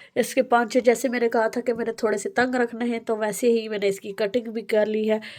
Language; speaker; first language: Urdu; non-native, local second language; Punjabi